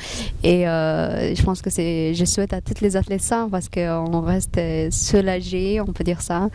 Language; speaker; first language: French; non-native, fluent; Tigrinya